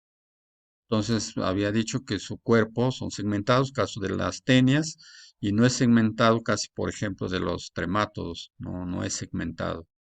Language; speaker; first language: Spanish; native; Spanish